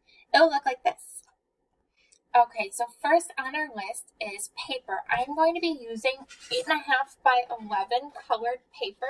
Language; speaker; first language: English; native; English